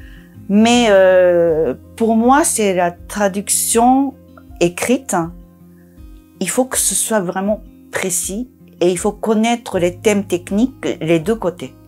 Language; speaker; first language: French; non-native, fluent; Japanese